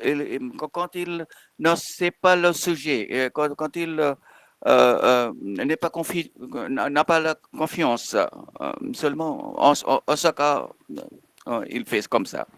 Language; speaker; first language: French; non-native, fluent; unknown